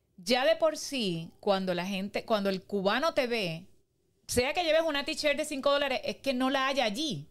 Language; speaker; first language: Spanish; native; Spanish